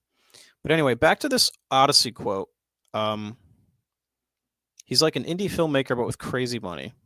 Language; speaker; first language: English; native; English